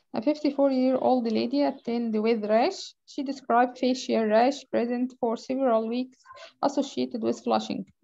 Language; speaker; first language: English; non-native, fluent; Arabic